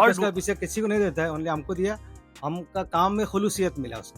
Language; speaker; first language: Hindi; non-native, fluent; Bangla